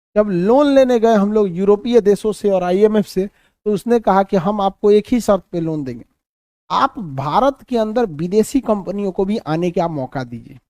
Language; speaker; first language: Hindi; native; Hindi